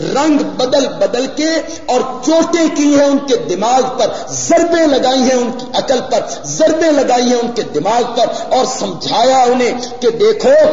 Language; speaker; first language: Urdu; non-native, local second language; Punjabi